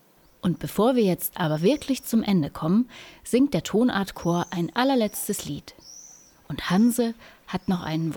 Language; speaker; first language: German; native; German